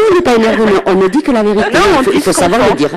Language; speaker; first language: French; native; French